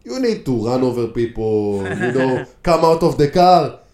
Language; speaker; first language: English; non-native, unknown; Hebrew